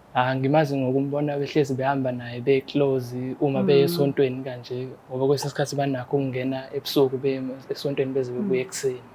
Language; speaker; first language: Zulu; native; Zulu